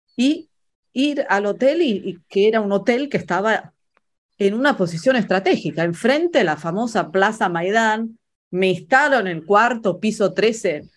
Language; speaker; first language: Spanish; early bilingual, other home language; Italian